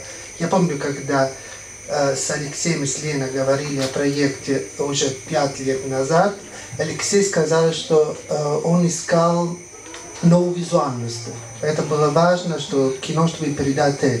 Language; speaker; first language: Russian; non-native, fluent; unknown